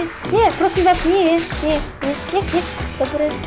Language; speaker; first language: Slovak; non-native, learner; Ukrainian